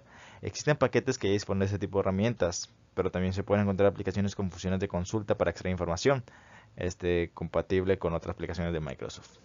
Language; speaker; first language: Spanish; native; Spanish